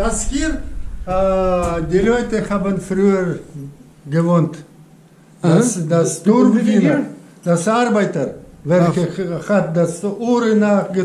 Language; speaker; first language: German; non-native, fluent; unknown